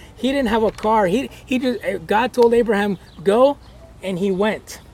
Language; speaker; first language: English; early bilingual, other home language; Spanish